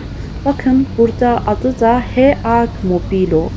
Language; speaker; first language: Turkish; non-native, fluent; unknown